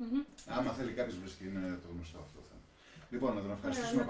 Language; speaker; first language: Greek; native; Greek